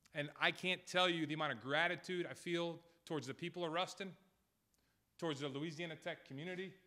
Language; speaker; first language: English; native; English